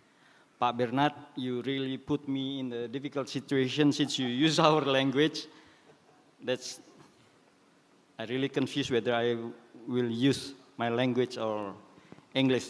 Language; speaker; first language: English; non-native, fluent; Indonesian